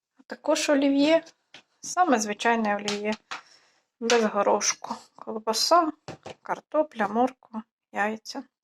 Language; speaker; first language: Ukrainian; native; Ukrainian